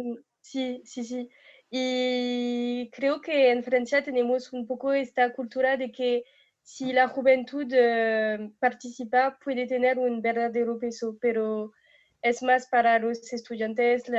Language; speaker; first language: Spanish; non-native, fluent; French